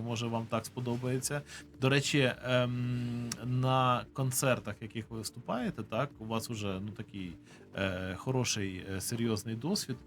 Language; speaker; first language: Ukrainian; native; Ukrainian